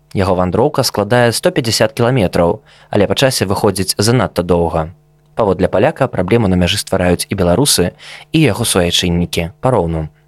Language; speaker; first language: Belarusian; native; Belarusian